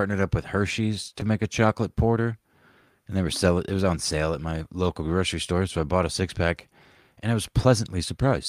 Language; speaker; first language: English; native; English